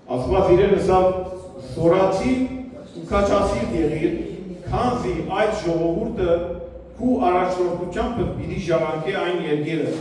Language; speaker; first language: Armenian; native; Armenian